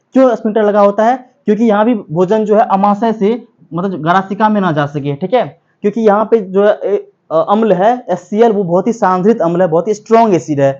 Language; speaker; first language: Hindi; native; Hindi